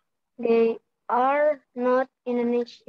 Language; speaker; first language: English; non-native, learner; Indonesian